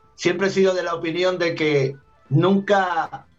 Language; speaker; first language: Spanish; native; Spanish